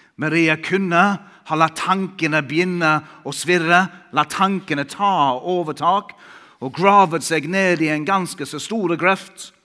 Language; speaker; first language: Norwegian; non-native, fluent; English